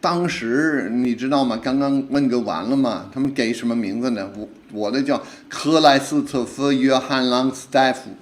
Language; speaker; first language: Chinese; non-native, fluent; English